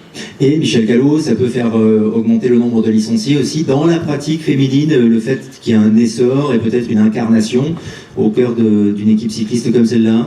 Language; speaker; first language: French; native; French